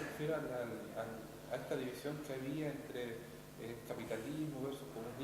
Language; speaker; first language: Spanish; native; Spanish